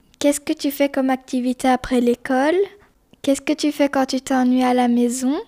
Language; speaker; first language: French; early bilingual, other home language; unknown